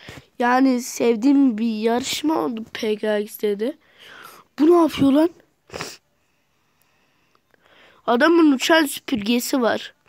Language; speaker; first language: Turkish; native; Turkish